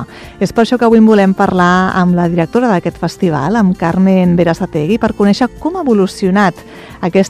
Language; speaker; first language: Catalan; native; Catalan